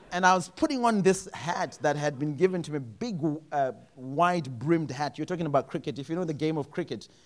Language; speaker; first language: English; non-native, local second language; Shona